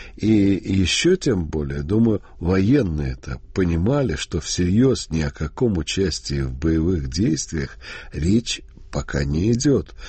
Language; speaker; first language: Russian; native; Russian